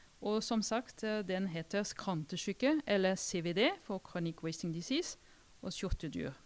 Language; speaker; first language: Norwegian; non-native, fluent; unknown